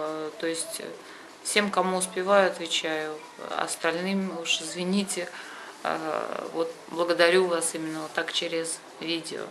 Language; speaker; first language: Russian; native; Russian